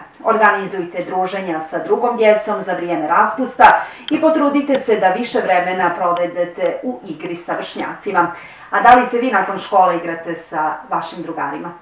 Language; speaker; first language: Croatian; native; Croatian